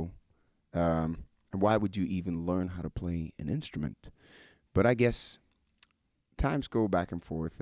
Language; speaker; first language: English; non-native, fluent; Norwegian